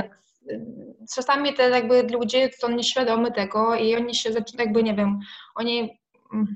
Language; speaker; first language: Polish; non-native, fluent; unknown